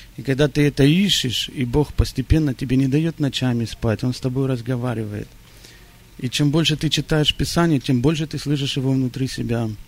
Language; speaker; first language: Russian; early bilingual, heritage; Russian